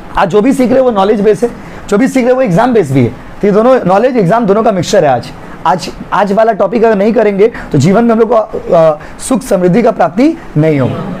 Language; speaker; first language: Hindi; native; Hindi